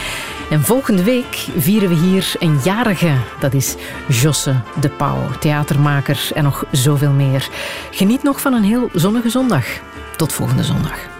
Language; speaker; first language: Dutch; native; Dutch